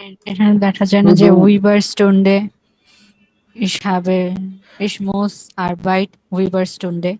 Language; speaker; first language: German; non-native, learner; Bangla